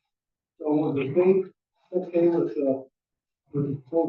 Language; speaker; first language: English; native; English